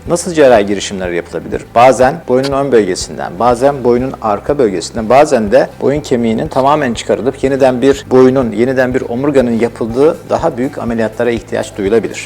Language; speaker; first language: Turkish; native; Turkish